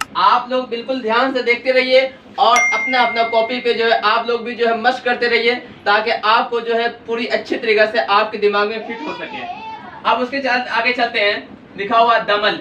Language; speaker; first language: Hindi; native; Hindi